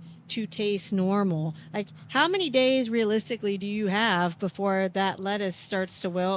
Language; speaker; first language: English; native; English